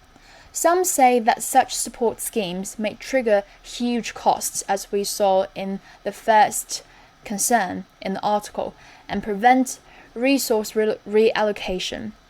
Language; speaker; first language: English; non-native, fluent; Chinese